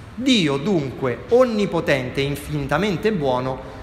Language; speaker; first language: Italian; native; Italian